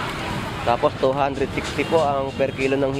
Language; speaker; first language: Filipino; native; Filipino